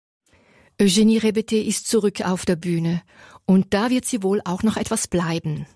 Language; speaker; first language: German; native; German